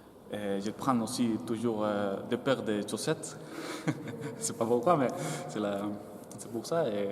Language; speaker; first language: French; non-native, fluent; Spanish